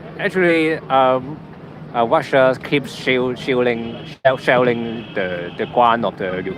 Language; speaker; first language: English; non-native, learner; Cantonese